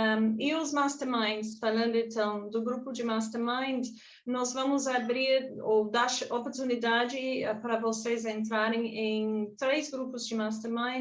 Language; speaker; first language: Portuguese; non-native, fluent; English